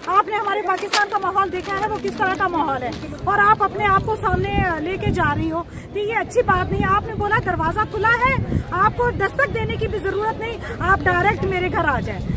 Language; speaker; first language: Urdu; non-native, local second language; Punjabi